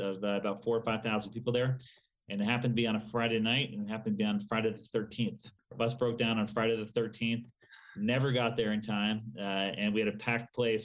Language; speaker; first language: English; native; English